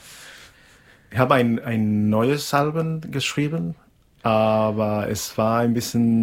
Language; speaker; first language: German; non-native, fluent; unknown